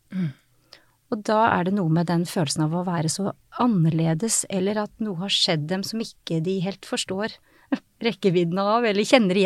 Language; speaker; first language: Norwegian; native; Norwegian